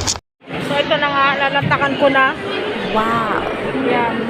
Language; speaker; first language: Filipino; native; Filipino